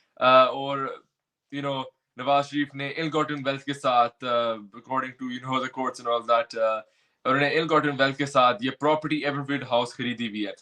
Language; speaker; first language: Urdu; early bilingual, heritage; Urdu